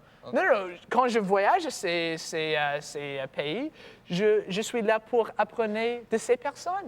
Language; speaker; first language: French; non-native, learner; English